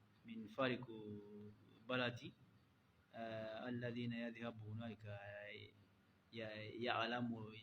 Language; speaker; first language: Arabic; non-native, learner; Kinyarwanda